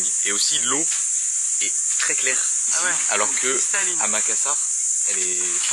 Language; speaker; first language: French; native; French